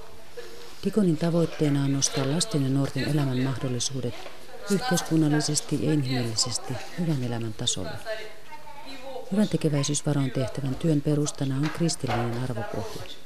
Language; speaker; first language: Finnish; native; Finnish